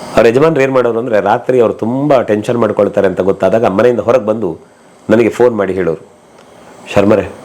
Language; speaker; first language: Kannada; native; Kannada